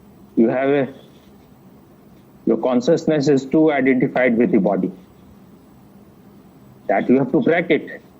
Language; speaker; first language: English; non-native, fluent; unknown